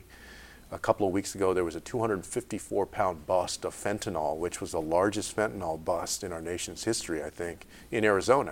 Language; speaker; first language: English; native; English